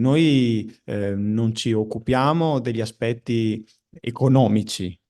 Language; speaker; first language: Italian; native; Italian